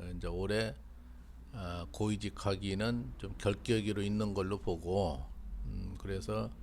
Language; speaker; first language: Korean; native; Korean